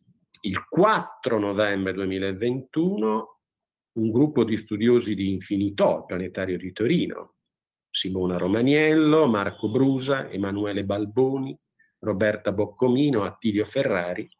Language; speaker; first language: Italian; native; Italian